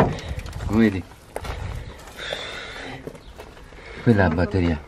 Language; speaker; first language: Italian; native; Italian